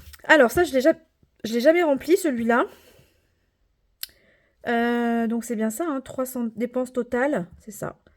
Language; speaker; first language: French; native; French